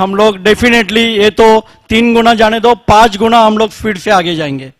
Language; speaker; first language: Hindi; non-native, local second language; Marathi